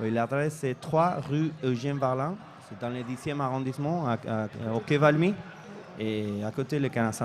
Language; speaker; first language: French; non-native, fluent; Spanish